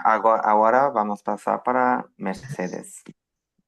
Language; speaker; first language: Spanish; non-native, fluent; Portuguese